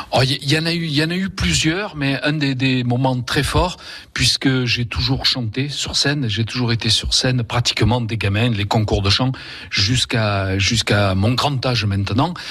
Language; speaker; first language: French; early bilingual, other home language; Spanish